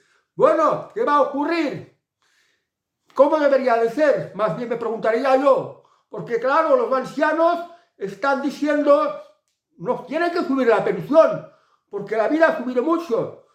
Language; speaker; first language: Spanish; native; Spanish